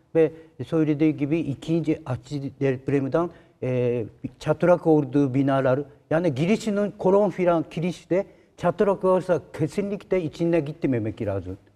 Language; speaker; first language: Turkish; non-native, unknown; Japanese